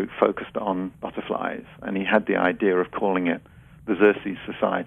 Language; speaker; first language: English; native; English